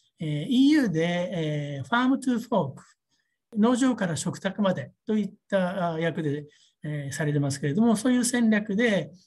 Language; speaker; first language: Japanese; native; Japanese